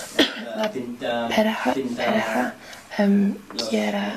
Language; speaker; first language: Spanish; non-native, learner; English